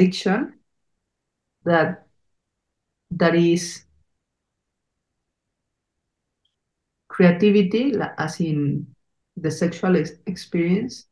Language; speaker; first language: English; non-native, fluent; Spanish